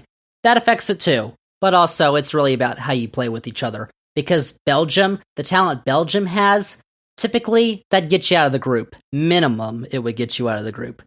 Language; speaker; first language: English; native; English